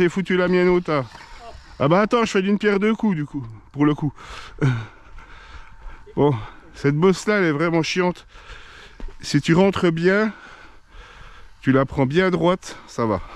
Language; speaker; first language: French; native; French